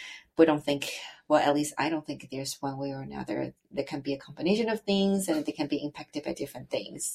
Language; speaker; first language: English; non-native, fluent; Chinese